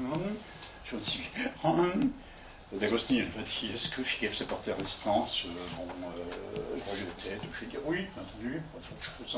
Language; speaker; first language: French; native; French